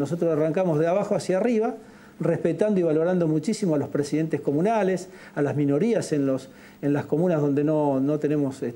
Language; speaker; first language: Spanish; native; Spanish